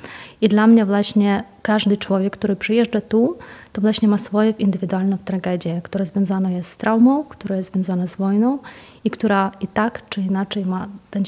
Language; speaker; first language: Polish; non-native, fluent; Ukrainian